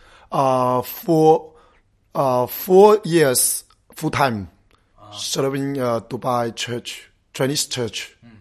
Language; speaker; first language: English; non-native, learner; Chinese